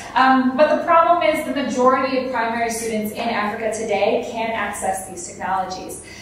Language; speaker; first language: English; native; English